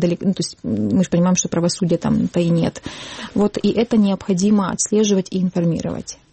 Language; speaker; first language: Russian; non-native, local second language; Crimean Tatar